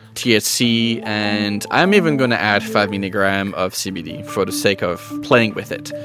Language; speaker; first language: English; non-native, fluent; French